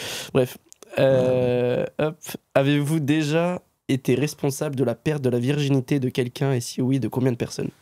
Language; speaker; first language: French; native; French